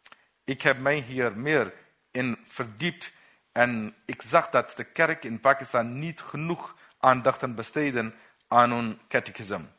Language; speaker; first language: Dutch; non-native, learner; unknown